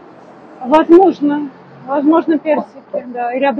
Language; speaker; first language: Russian; native; Russian